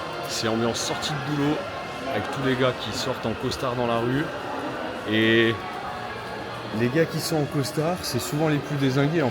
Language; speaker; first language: French; native; French